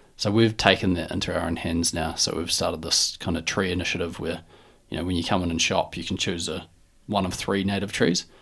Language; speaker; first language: English; native; English